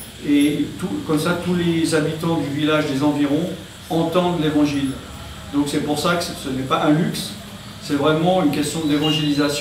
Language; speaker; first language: French; native; French